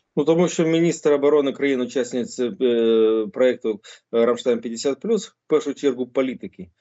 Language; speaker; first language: Ukrainian; native; Ukrainian